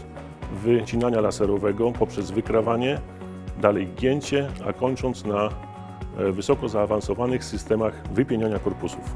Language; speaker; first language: Polish; native; Polish